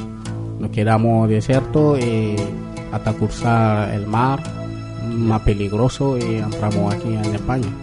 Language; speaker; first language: Spanish; non-native, learner; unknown